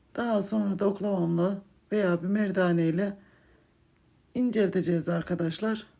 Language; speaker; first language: Turkish; native; Turkish